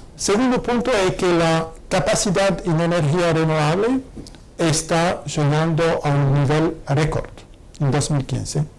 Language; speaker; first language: Spanish; non-native, fluent; Arabic